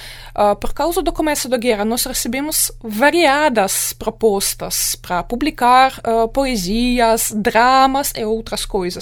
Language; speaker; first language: Portuguese; non-native, fluent; Ukrainian